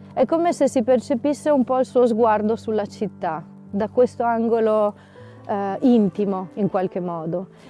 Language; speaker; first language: Italian; native; Italian